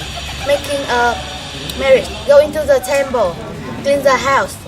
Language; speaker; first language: English; non-native, learner; Vietnamese